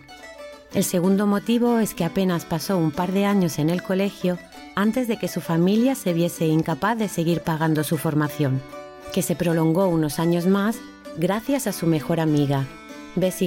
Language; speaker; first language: Spanish; native; Spanish